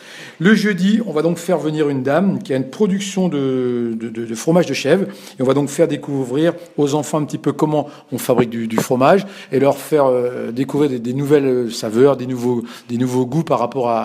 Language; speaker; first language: French; native; French